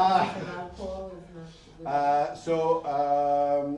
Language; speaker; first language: English; non-native, learner; French